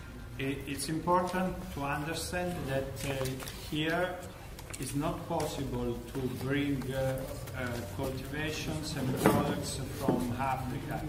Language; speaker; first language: English; non-native, learner; Italian